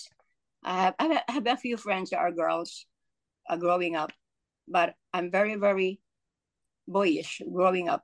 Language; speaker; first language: English; non-native, local second language; Filipino